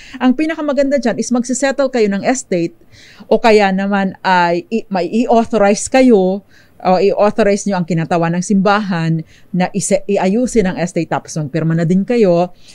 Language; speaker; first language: Filipino; native; Filipino